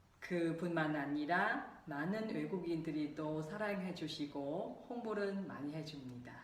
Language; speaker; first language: Korean; non-native, local second language; Vietnamese